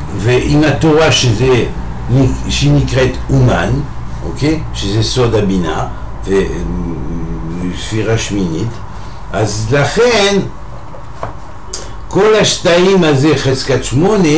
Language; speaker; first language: Hebrew; non-native, fluent; French